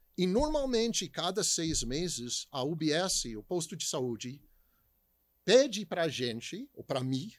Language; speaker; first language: Portuguese; non-native, fluent; English